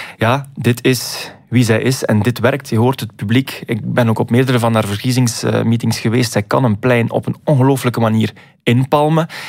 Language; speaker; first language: Dutch; native; Dutch